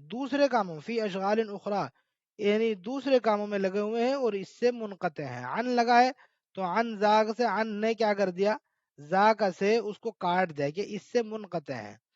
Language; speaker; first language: Urdu; native; Urdu